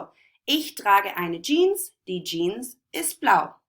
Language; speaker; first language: German; non-native, fluent; English